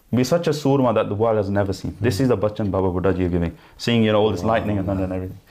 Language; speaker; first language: Punjabi; early bilingual, heritage; Punjabi